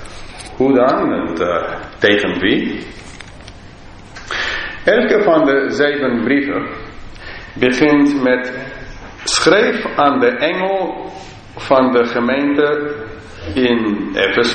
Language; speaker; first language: Dutch; non-native, fluent; English